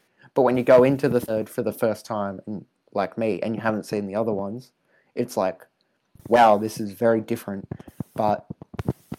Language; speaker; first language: English; native; English